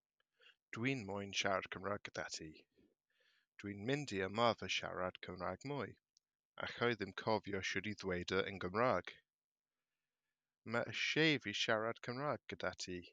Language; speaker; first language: Welsh; non-native, learner; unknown